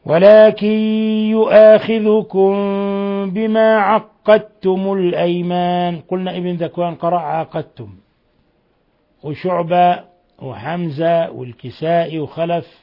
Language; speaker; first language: Arabic; native; Arabic